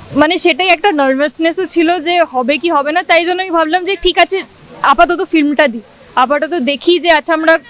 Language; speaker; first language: Bangla; non-native, local second language; Hindi